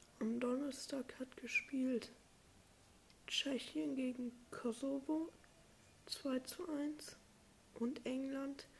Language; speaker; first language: German; non-native, learner; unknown